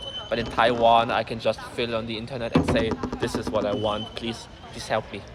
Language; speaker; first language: English; non-native, fluent; German